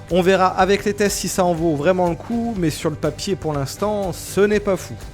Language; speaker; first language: French; native; French